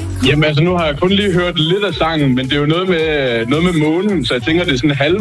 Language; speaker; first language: Danish; native; Danish